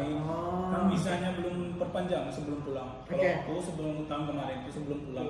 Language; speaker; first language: Indonesian; non-native, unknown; Malayalam